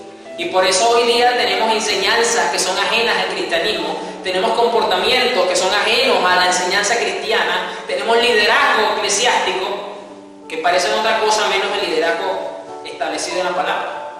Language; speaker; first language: Spanish; native; Spanish